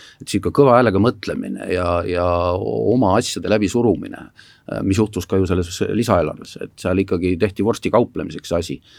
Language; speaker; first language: Estonian; native; Estonian